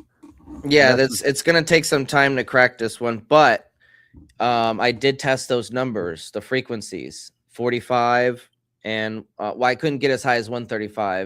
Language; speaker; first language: English; native; English